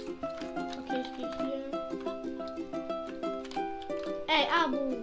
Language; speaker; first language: German; early bilingual, other home language; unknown